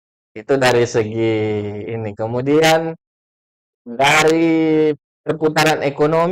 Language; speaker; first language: Indonesian; native; Indonesian